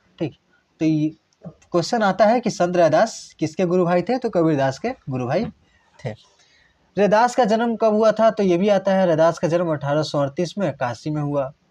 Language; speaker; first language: Hindi; non-native, local second language; Bangla